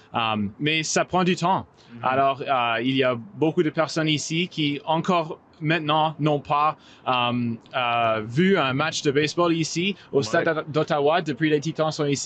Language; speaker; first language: French; non-native, local second language; English